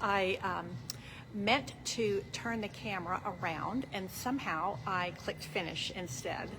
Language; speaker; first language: English; native; English